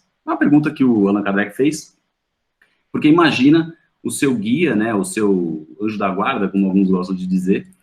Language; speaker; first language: Portuguese; native; Portuguese